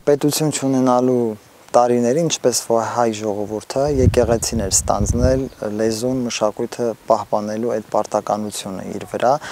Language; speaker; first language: Armenian; non-native, local second language; Assyrian Neo-Aramaic